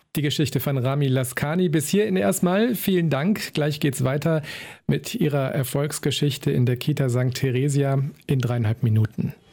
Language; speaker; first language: German; native; German